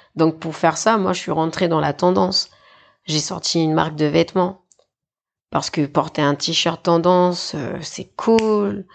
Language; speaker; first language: French; native; French